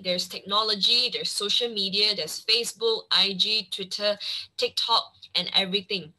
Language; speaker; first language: English; non-native, local second language; Chinese